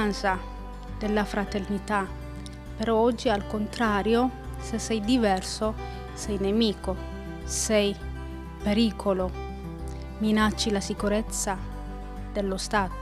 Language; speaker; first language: Italian; non-native, fluent; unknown